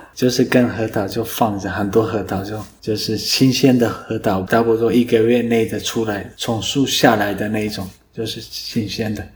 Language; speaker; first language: Chinese; non-native, learner; Kurdish